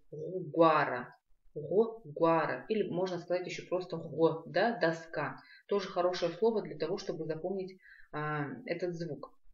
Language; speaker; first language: Russian; non-native, local second language; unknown